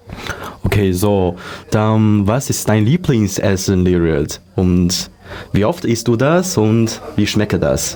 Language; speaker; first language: German; non-native, learner; Chinese